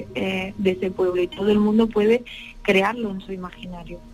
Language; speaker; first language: Spanish; native; Spanish